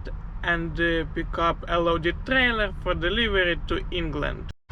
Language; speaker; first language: English; non-native, learner; Polish